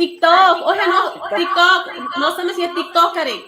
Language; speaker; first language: Portuguese; non-native, local second language; Tetum